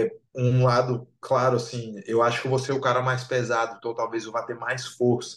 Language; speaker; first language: Portuguese; native; Portuguese